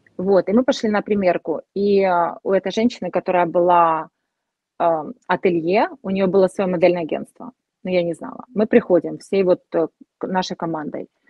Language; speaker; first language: Russian; native; Russian